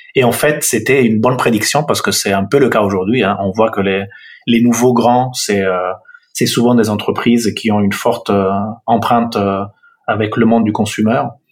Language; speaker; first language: French; non-native, fluent; Italian